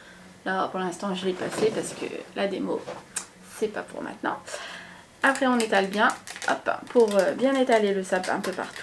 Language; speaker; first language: French; native; French